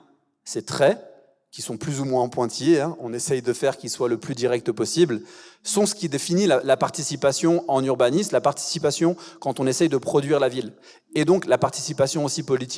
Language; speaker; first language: French; native; French